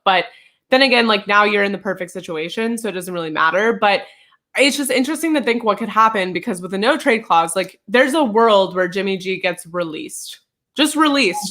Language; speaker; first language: English; native; English